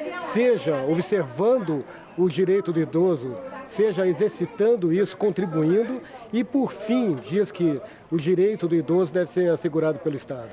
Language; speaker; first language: Portuguese; native; Portuguese